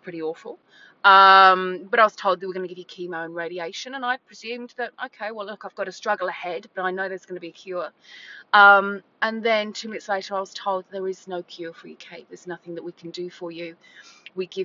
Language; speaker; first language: English; native; English